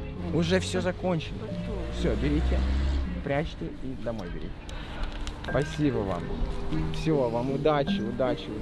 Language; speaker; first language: Russian; early bilingual, other home language; English